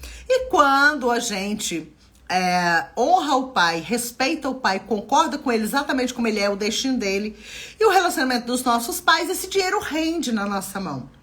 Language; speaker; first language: Portuguese; native; Portuguese